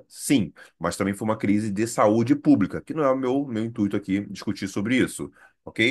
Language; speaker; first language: Portuguese; native; Portuguese